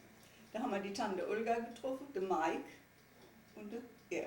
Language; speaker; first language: German; native; German